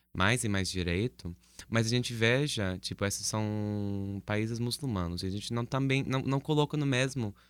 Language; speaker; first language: Portuguese; non-native, fluent; English